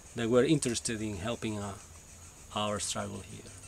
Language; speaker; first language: English; non-native, fluent; Spanish